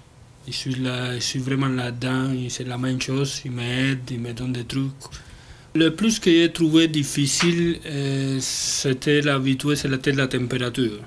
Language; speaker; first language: French; non-native, learner; Spanish